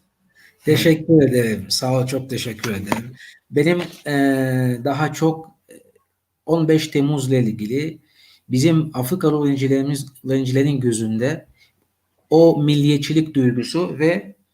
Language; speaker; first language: Turkish; non-native, fluent; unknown